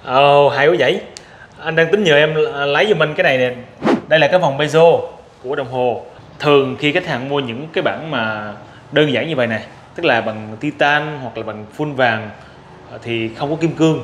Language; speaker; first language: Vietnamese; native; Vietnamese